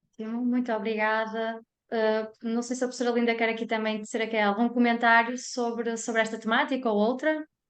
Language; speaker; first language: Portuguese; native; Portuguese